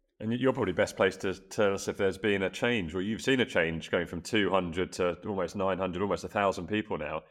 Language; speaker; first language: English; native; English